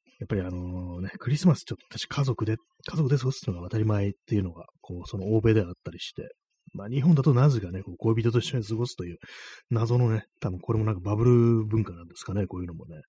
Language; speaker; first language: Japanese; native; Japanese